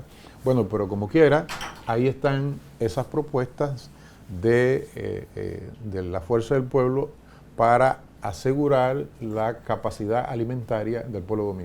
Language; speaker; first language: Spanish; native; Spanish